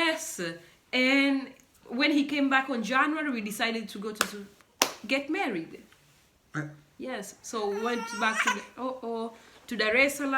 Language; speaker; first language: English; non-native, local second language; Swahili